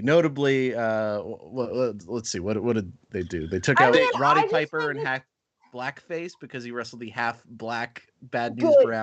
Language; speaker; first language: English; native; English